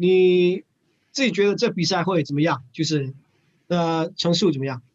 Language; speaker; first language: Chinese; early bilingual, heritage; English